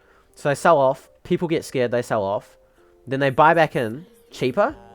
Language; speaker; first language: English; native; English